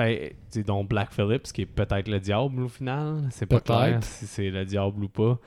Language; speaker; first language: French; native; French